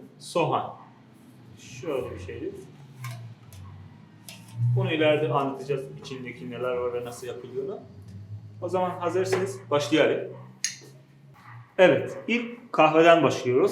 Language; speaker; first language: Turkish; non-native, fluent; Persian